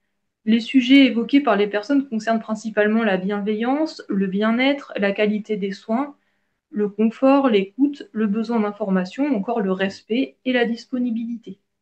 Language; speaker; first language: French; native; French